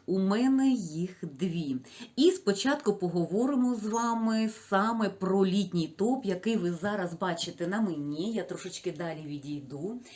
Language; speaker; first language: Ukrainian; non-native, local second language; Russian